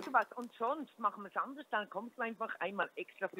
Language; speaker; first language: German; native; German